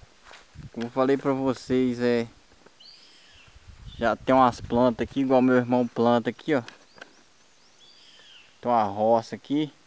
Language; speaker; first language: Portuguese; native; Portuguese